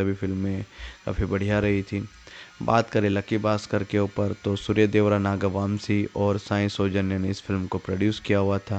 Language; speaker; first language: Hindi; native; Hindi